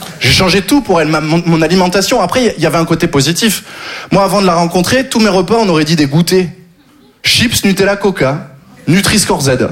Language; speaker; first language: French; native; French